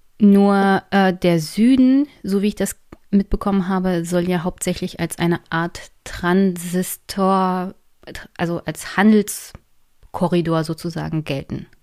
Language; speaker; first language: German; native; German